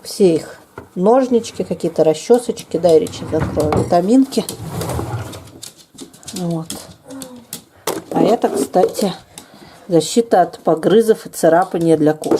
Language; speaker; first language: Russian; native; Russian